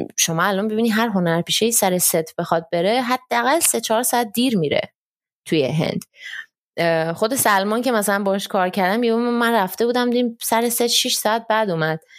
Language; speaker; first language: Persian; early bilingual, heritage; Persian